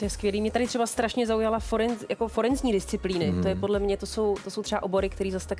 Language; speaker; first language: Czech; native; Czech